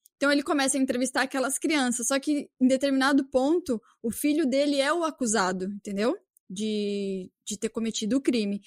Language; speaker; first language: Portuguese; native; Portuguese